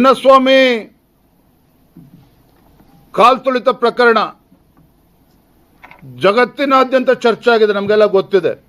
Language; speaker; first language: Kannada; native; Kannada